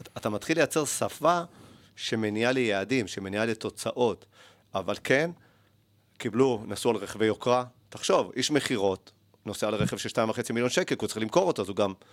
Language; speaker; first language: Hebrew; early bilingual, other home language; Spanish